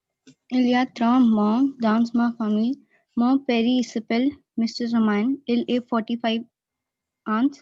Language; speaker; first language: French; non-native, learner; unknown